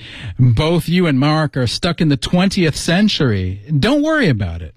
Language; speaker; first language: English; native; English